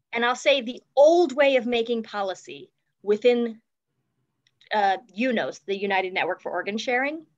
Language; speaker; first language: English; native; English